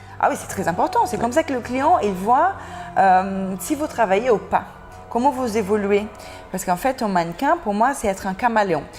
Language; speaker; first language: French; non-native, fluent; Portuguese